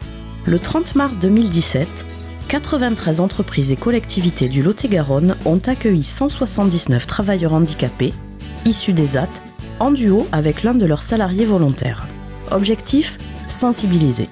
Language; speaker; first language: French; native; French